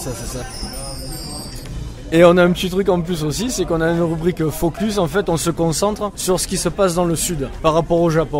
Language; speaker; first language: French; native; French